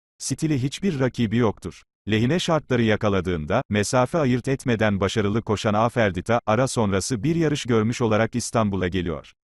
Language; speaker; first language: Turkish; native; Turkish